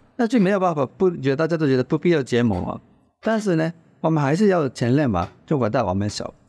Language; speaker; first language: Chinese; non-native, fluent; Japanese